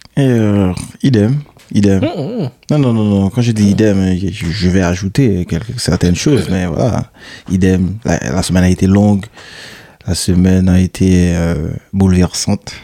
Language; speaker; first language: French; non-native, local second language; Haitian Creole